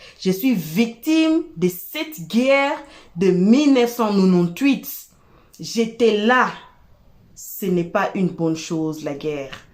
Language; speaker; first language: French; non-native, local second language; Lingala